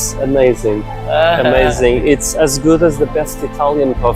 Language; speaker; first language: English; non-native, fluent; Portuguese